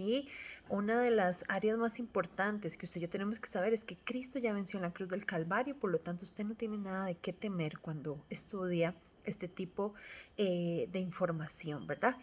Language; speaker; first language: Spanish; native; Spanish